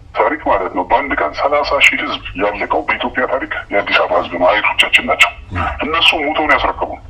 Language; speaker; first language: Amharic; native; Amharic